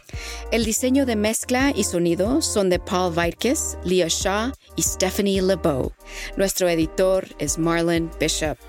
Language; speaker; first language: Spanish; early bilingual, heritage; Spanish